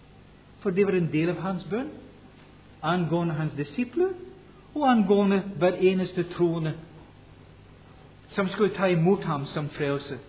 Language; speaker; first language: Norwegian; non-native, fluent; English